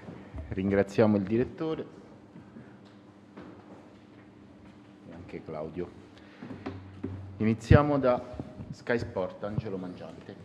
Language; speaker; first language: Italian; native; Italian